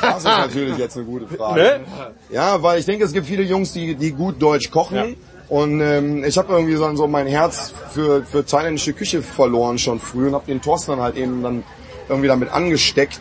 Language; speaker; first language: German; native; German